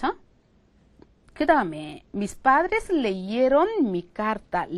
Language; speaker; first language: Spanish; non-native, fluent; Korean